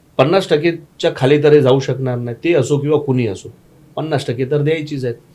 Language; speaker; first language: Marathi; non-native, local second language; Gujarati